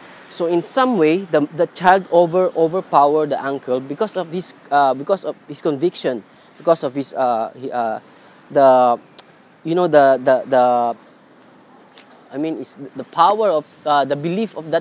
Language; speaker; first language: English; non-native, local second language; Filipino